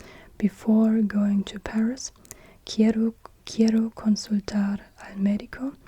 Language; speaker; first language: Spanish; non-native, learner; German